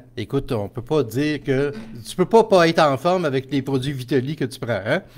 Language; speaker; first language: French; native; French